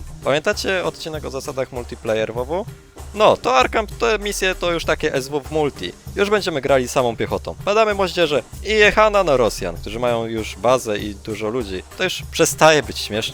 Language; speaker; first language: Polish; native; Polish